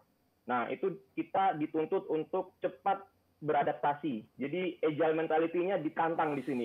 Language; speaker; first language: Indonesian; native; Indonesian